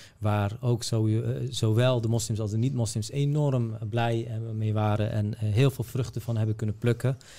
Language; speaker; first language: Dutch; early bilingual, other home language; Bosnian